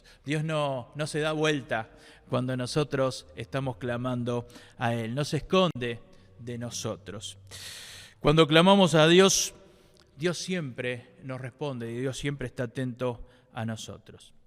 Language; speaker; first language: Spanish; native; Spanish